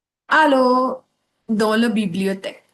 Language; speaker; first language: French; non-native, fluent; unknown